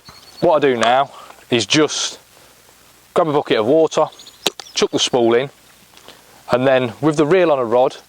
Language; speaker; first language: English; native; English